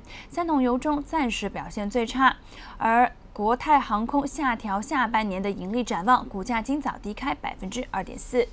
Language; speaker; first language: Chinese; non-native, local second language; Cantonese